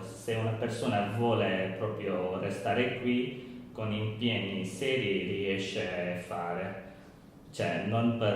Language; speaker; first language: Italian; non-native, learner; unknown